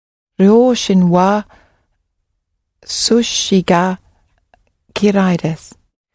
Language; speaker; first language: Japanese; non-native, learner; English